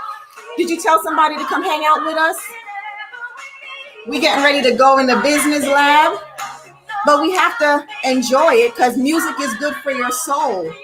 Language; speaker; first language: English; native; English